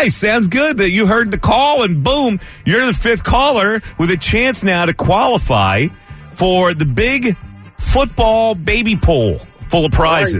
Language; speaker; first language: English; native; English